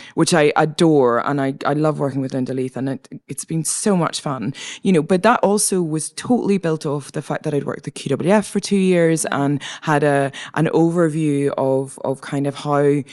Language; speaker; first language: English; native; English